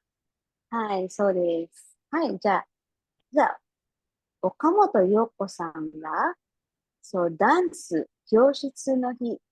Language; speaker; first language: Japanese; non-native, fluent; Filipino